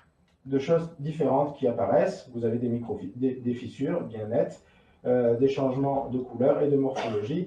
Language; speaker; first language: French; native; French